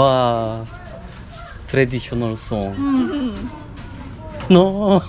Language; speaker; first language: Korean; native; Korean